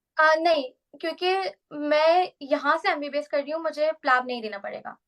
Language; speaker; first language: Urdu; native; Urdu